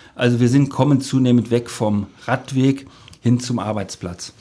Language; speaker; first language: German; native; German